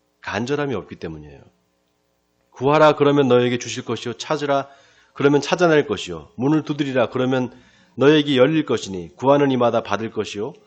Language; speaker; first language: Korean; native; Korean